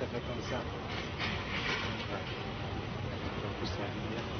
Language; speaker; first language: French; non-native, fluent; Chinese